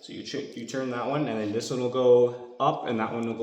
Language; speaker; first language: English; non-native, learner; Ukrainian